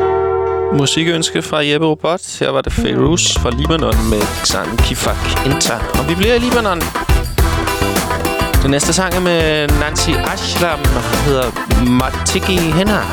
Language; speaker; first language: Danish; native; Danish